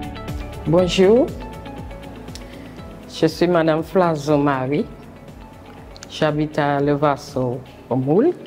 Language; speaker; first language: French; non-native, local second language; Guadeloupean Creole French